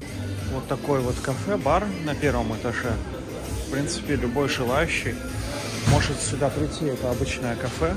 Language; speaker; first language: Russian; native; Russian